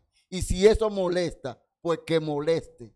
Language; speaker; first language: Spanish; native; Spanish